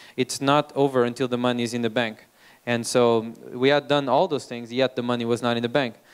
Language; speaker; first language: English; non-native, fluent; Portuguese